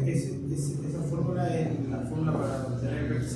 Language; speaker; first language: Spanish; native; Spanish